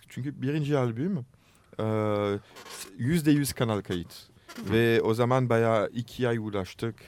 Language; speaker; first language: Turkish; non-native, learner; French